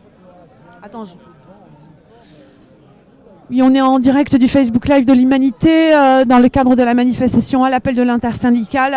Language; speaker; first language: French; native; French